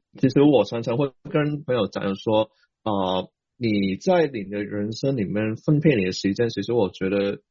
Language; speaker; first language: Chinese; non-native, local second language; Cantonese